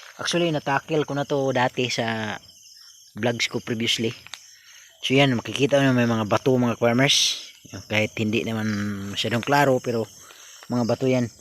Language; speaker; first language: Filipino; non-native, local second language; Cebuano